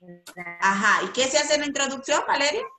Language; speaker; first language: Spanish; native; Spanish